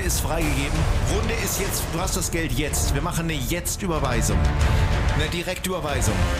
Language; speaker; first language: German; native; German